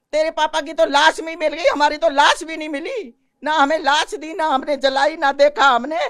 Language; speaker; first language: Hindi; non-native, local second language; Punjabi